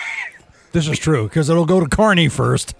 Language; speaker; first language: English; native; English